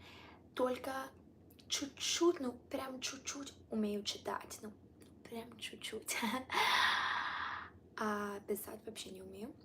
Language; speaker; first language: Russian; early bilingual, heritage; Italian